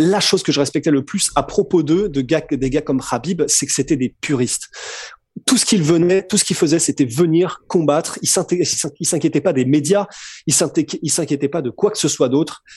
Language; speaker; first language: French; native; French